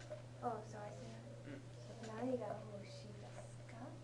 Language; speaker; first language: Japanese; non-native, learner; English